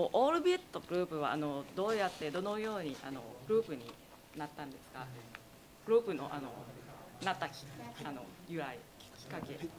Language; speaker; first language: Japanese; non-native, learner; Thai